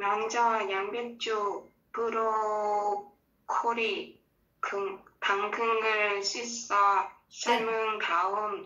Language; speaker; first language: Korean; non-native, learner; Vietnamese